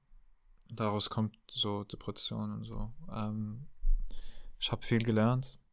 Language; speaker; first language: German; non-native, learner; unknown